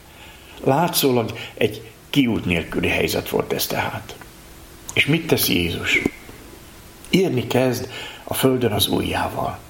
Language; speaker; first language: Hungarian; native; Hungarian